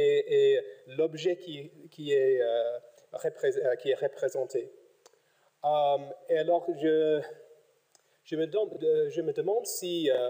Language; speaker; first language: French; non-native, fluent; English